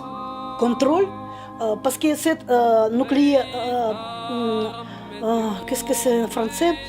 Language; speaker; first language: French; non-native, learner; Russian